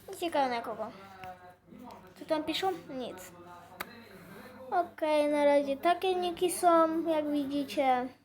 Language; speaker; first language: Polish; native; Polish